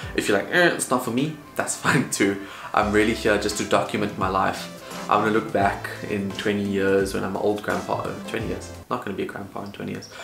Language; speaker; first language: English; native; English